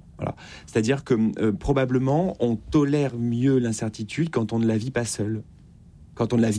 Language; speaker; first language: French; native; French